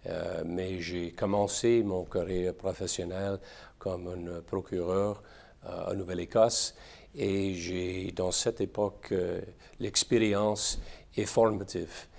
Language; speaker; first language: French; non-native, learner; English